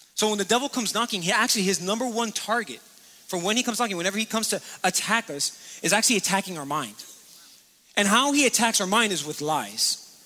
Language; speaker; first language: English; native; English